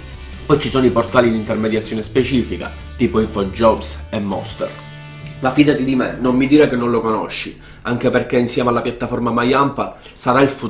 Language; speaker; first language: Italian; native; Italian